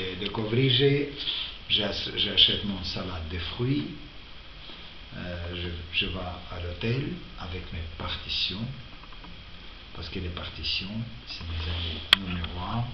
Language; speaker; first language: French; non-native, fluent; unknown